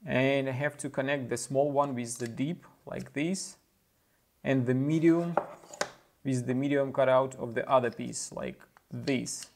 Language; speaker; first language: English; non-native, fluent; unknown